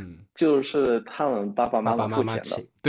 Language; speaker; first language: Chinese; non-native, fluent; Spanish